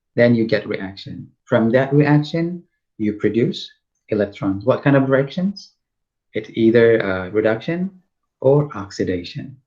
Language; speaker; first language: English; non-native, local second language; Malay